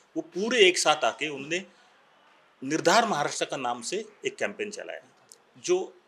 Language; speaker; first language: Hindi; non-native, local second language; Marathi